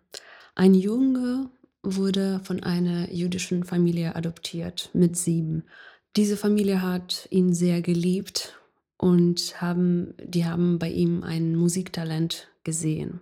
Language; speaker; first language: German; non-native, fluent; Ukrainian